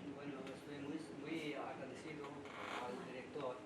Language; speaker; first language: Spanish; non-native, fluent; Hindi